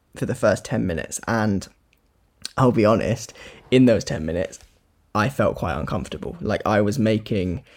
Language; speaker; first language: English; native; English